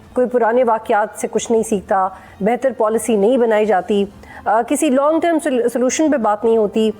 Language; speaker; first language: Urdu; native; Urdu